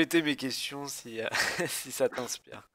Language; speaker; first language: French; native; French